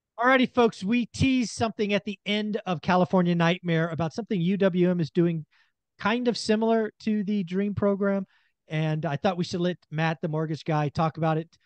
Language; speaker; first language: English; native; English